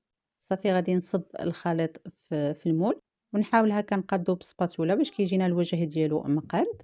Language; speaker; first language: Arabic; native; Arabic